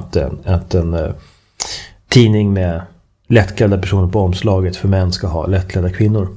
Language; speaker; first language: Swedish; native; Swedish